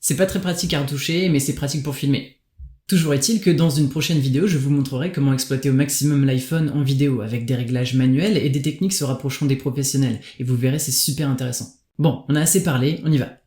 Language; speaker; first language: French; native; French